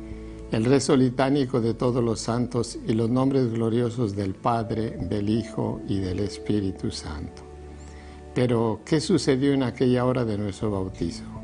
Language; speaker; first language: Spanish; native; Spanish